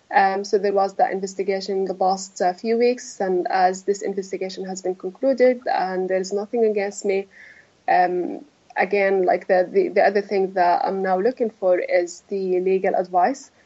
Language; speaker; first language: English; non-native, fluent; Arabic